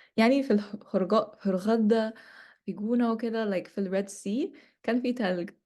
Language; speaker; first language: Egyptian Arabic; non-native, learner; English